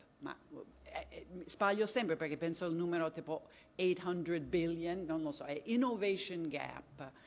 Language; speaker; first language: Italian; non-native, fluent; English